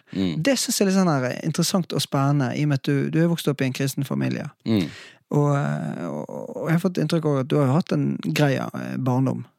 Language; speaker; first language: Norwegian; native; Norwegian